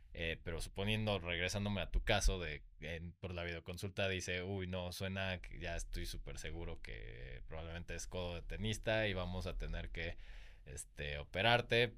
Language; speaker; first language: Spanish; native; Spanish